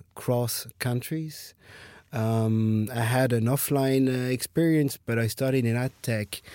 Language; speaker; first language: English; non-native, fluent; French